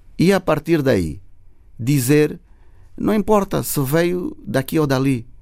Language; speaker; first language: Portuguese; native; Portuguese